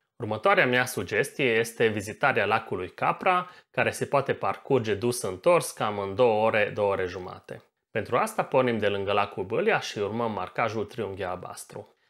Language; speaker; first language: Romanian; non-native, local second language; Hungarian